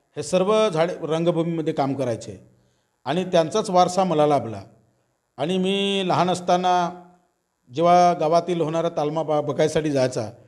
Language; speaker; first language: Marathi; native; Marathi